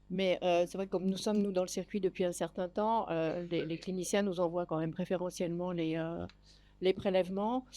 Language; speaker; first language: French; native; French